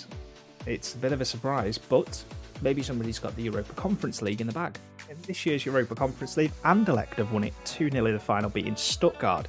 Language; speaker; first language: English; native; English